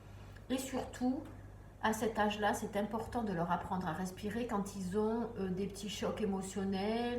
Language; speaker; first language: French; native; French